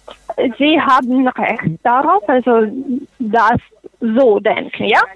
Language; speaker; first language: German; non-native, fluent; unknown